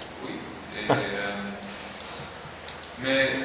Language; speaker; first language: French; non-native, fluent; English